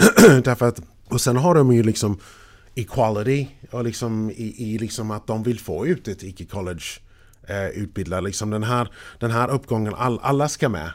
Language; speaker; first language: Swedish; non-native, fluent; English